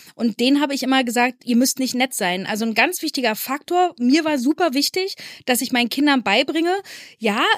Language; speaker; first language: German; native; German